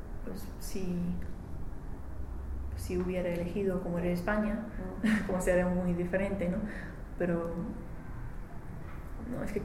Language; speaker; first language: Spanish; non-native, learner; English